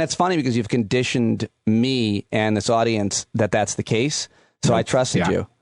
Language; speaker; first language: English; native; English